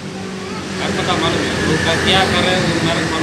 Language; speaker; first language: Hindi; non-native, local second language; Tamil